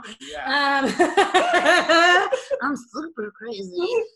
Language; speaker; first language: English; native; English